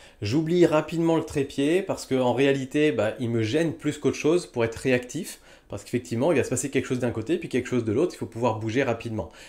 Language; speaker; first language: French; native; French